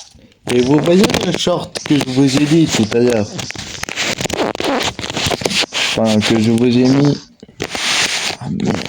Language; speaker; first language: French; native; French